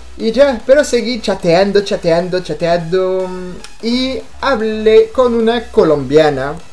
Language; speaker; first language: Spanish; non-native, fluent; French